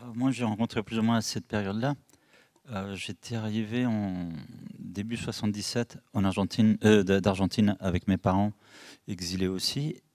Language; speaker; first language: French; early bilingual, other home language; Spanish